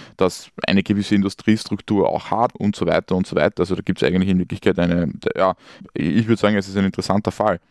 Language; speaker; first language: German; native; German